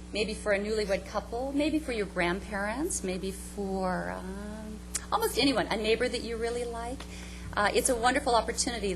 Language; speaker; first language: English; native; English